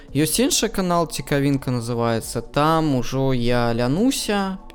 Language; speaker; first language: Belarusian; non-native, local second language; Russian